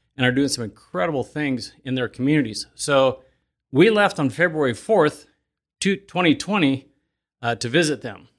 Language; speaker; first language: English; native; English